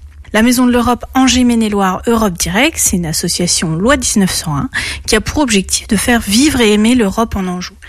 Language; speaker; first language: French; native; French